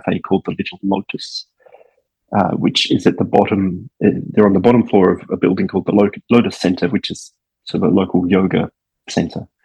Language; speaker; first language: English; native; English